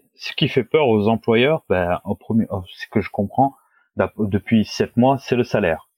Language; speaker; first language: French; non-native, local second language; Wolof